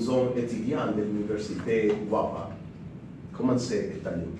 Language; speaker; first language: French; non-native, learner; Spanish